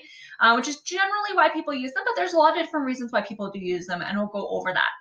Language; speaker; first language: English; native; English